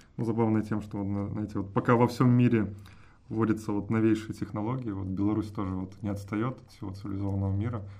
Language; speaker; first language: Russian; native; Russian